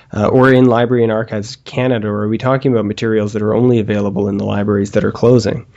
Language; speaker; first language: English; native; English